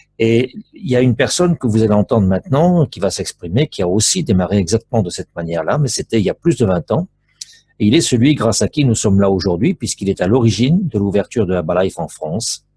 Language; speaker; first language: French; native; French